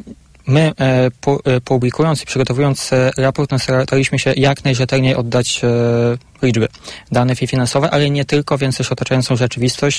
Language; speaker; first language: Polish; native; Polish